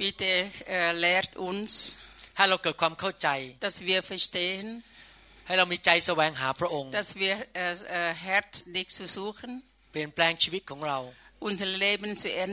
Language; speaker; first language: German; non-native, learner; Thai